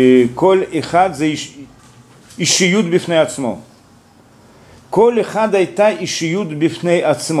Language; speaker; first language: Hebrew; non-native, fluent; Russian